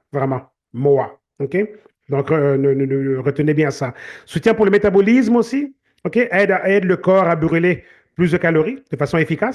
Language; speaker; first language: French; native; French